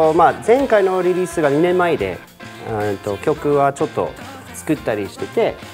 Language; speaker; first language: Japanese; non-native, fluent; English